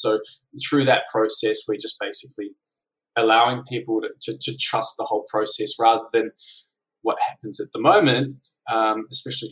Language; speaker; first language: English; native; English